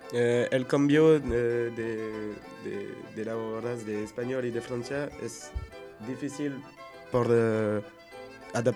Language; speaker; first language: Spanish; non-native, learner; French